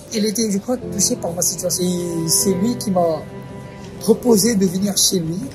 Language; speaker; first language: French; non-native, fluent; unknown